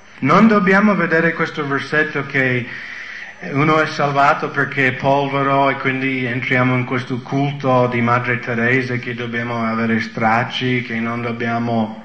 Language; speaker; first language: Italian; non-native, fluent; English